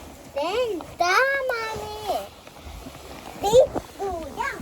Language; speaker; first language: Swedish; early bilingual, other home language; Mongolian